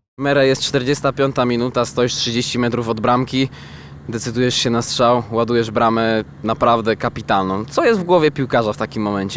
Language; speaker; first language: Polish; native; Polish